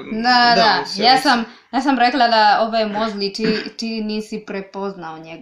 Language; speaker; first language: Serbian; non-native, learner; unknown